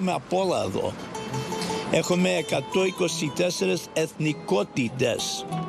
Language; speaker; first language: Greek; early bilingual, heritage; Greek